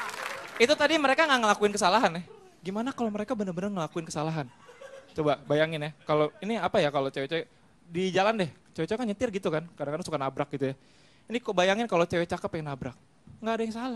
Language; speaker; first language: Indonesian; native; Indonesian